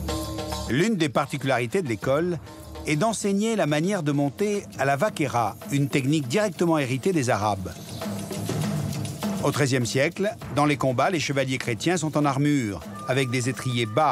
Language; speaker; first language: French; native; French